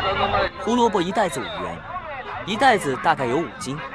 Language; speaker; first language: Chinese; native; Chinese